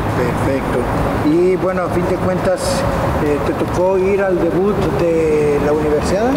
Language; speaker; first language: Spanish; native; Spanish